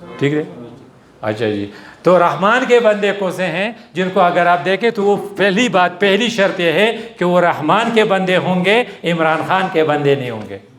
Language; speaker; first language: Urdu; non-native, local second language; Pashto